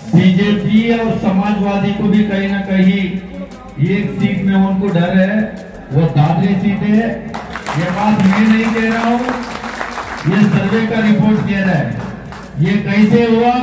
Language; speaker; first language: Hindi; non-native, local second language; Kannada